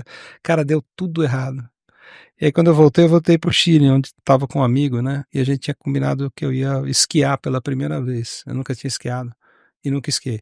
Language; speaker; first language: Portuguese; native; Portuguese